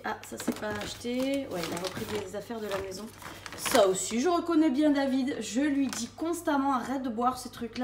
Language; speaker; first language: French; native; French